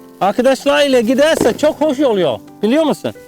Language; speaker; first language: Turkish; non-native, learner; English